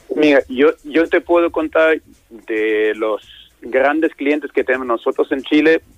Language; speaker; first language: Spanish; non-native, fluent; German